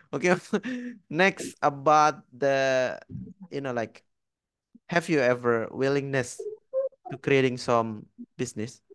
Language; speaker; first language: English; non-native, learner; Indonesian